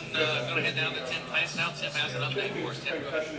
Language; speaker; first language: English; native; English